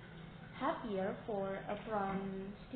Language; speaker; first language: English; non-native, learner; Indonesian